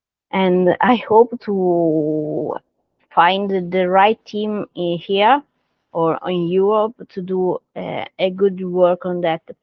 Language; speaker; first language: English; non-native, learner; Italian